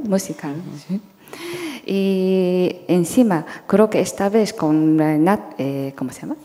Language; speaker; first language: Spanish; non-native, fluent; Japanese